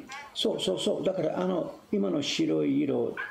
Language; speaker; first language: Japanese; non-native, fluent; English